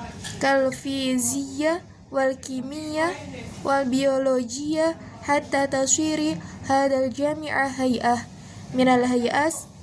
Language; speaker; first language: Arabic; non-native, learner; Indonesian